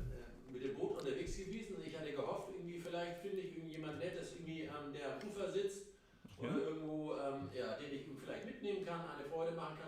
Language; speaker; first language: German; native; German